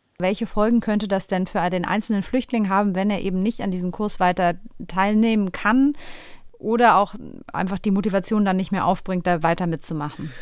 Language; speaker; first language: German; native; German